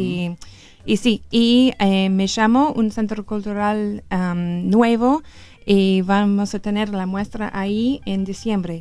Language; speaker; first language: Spanish; non-native, learner; English